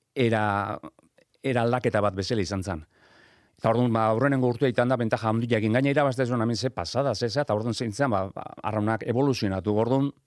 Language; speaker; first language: Basque; native; Basque